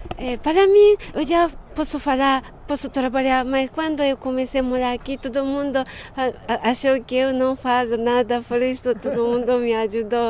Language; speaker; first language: Portuguese; non-native, fluent; Japanese